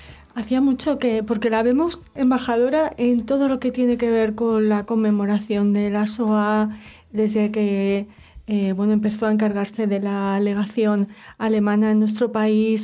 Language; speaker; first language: Spanish; native; Spanish